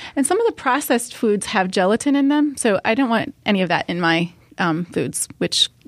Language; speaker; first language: English; native; English